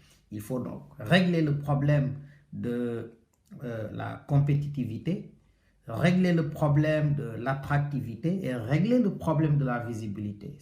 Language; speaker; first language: French; non-native, local second language; Wolof